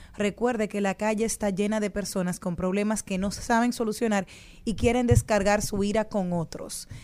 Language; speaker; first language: Spanish; native; Spanish